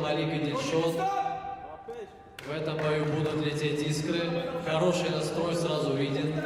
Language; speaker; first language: Russian; native; Russian